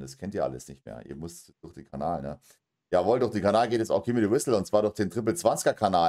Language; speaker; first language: German; native; German